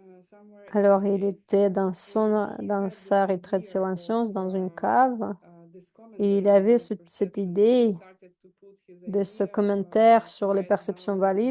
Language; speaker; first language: French; non-native, fluent; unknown